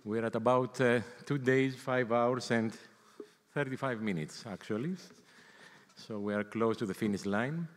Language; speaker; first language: English; non-native, fluent; Greek